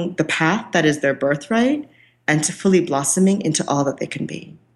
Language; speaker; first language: English; non-native, local second language; Bangla